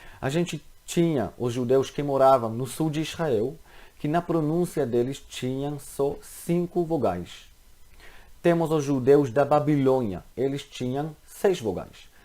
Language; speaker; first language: Portuguese; non-native, fluent; Hebrew